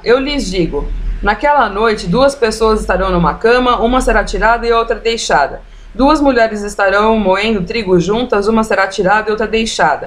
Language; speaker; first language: Portuguese; native; Portuguese